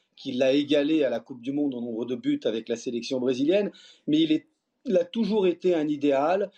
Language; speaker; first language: French; early bilingual, other home language; Portuguese